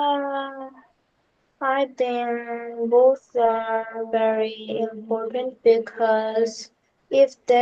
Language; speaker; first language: English; non-native, learner; Korean